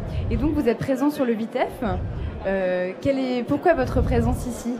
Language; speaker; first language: French; native; French